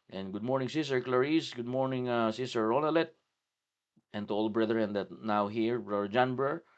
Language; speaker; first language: English; non-native, local second language; Filipino